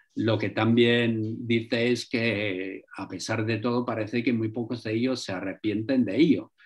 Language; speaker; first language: Spanish; non-native, fluent; English